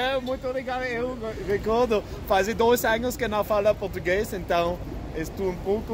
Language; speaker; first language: Portuguese; non-native, learner; French